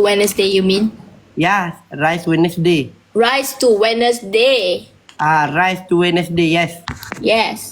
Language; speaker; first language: English; non-native, learner; Malay